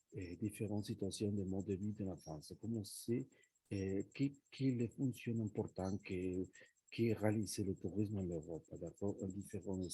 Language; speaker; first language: French; non-native, learner; Spanish